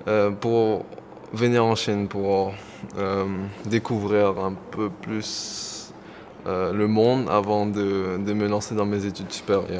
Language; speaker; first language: French; non-native, local second language; Morisyen